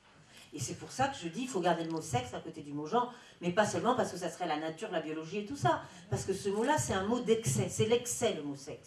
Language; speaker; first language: French; native; French